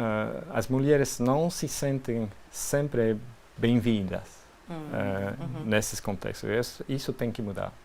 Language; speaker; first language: Portuguese; non-native, fluent; French